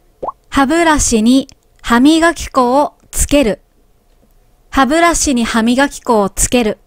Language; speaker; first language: Japanese; native; Japanese